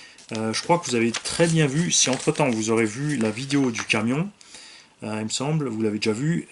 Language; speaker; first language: French; native; French